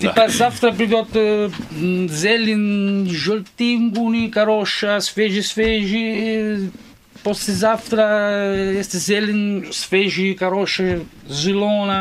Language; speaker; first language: Russian; non-native, learner; Italian